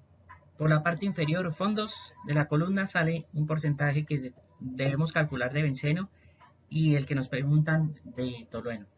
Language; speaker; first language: Spanish; native; Spanish